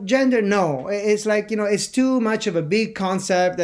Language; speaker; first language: English; non-native, fluent; Italian